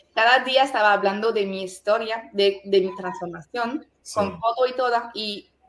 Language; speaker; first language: Spanish; non-native, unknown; French